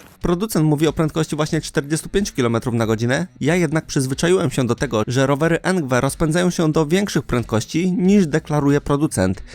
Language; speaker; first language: Polish; native; Polish